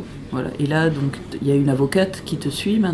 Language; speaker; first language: French; native; French